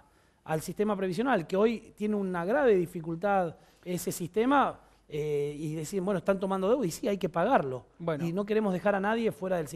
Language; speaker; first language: Spanish; native; Spanish